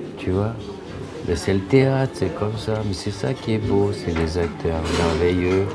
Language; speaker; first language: French; early bilingual, other home language; Spanish